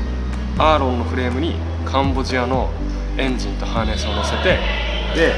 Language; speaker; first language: Japanese; native; Japanese